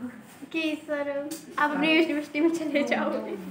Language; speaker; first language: Hindi; native; Hindi